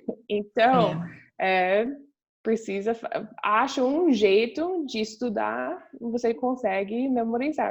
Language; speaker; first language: Portuguese; non-native, fluent; English